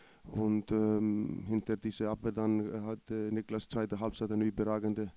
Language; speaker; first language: German; non-native, fluent; Icelandic